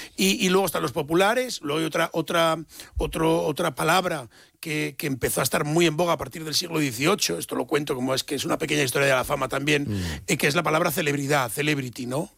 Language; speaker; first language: Spanish; native; Spanish